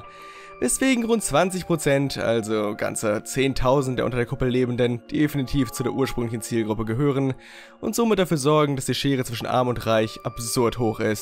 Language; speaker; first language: German; native; German